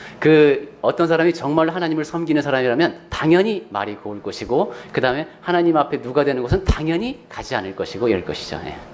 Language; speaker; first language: Korean; native; Korean